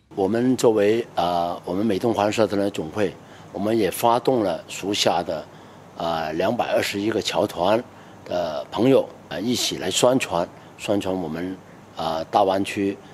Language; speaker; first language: Chinese; native; Chinese